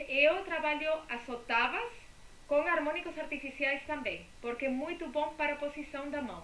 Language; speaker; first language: Portuguese; non-native, fluent; Spanish